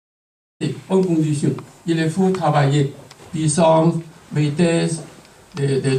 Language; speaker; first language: French; non-native, learner; Chinese